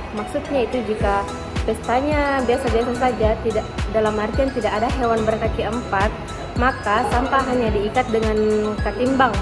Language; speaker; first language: Indonesian; non-native, local second language; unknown